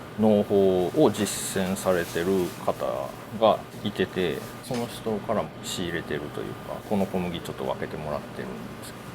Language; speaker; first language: Japanese; native; Japanese